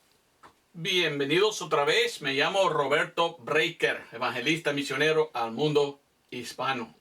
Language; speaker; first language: Spanish; non-native, fluent; English